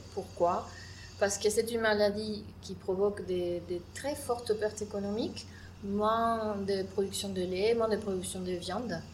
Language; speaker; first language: French; non-native, fluent; Spanish